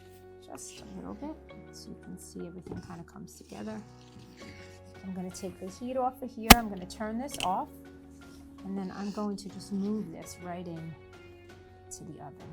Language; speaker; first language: English; native; English